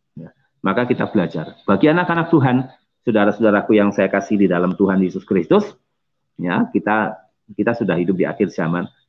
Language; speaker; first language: Indonesian; non-native, local second language; Javanese